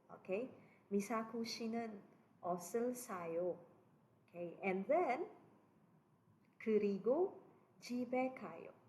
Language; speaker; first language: Korean; non-native, fluent; Cebuano